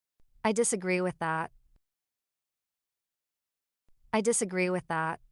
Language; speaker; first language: English; non-native, fluent; Portuguese